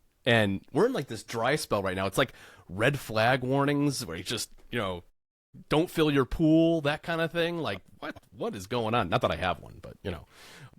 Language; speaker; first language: English; native; English